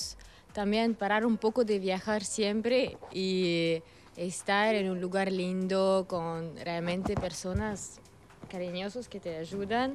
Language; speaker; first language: Spanish; non-native, learner; Russian